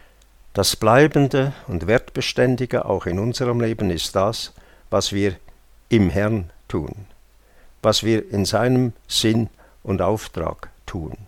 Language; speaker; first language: German; native; German